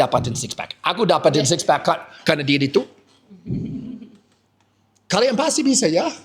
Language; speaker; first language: Indonesian; non-native, fluent; English